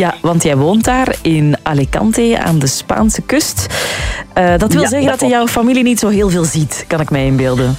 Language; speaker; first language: Dutch; native; Dutch